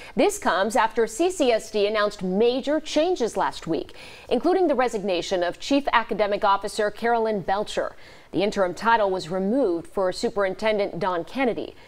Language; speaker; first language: English; native; English